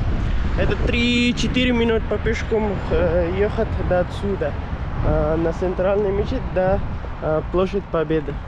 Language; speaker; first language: Russian; non-native, learner; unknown